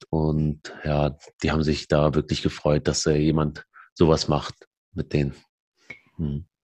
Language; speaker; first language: German; early bilingual, other home language; Arabic